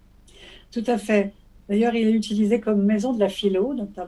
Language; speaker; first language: French; native; French